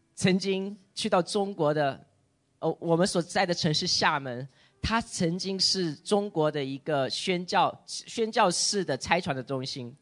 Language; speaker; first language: Chinese; native; Chinese